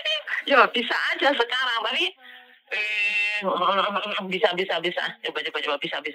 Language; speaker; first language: Indonesian; non-native, local second language; Javanese